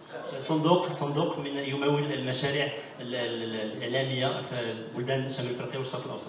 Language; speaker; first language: Arabic; native; Arabic